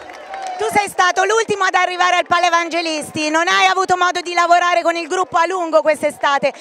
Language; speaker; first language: Italian; native; Italian